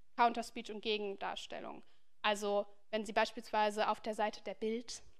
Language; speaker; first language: German; native; German